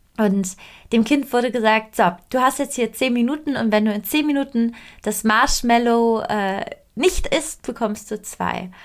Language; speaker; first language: German; non-native, fluent; Italian